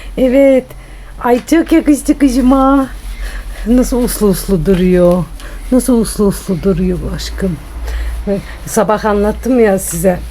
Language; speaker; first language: Turkish; native; Turkish